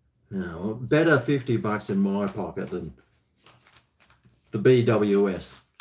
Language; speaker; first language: English; native; English